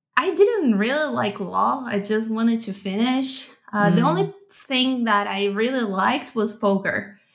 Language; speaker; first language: English; non-native, fluent; Portuguese